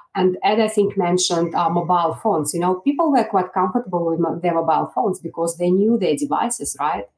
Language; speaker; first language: English; non-native, fluent; Russian